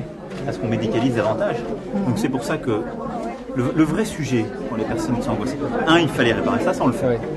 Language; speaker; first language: French; native; French